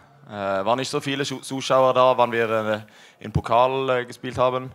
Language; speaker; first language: German; non-native, learner; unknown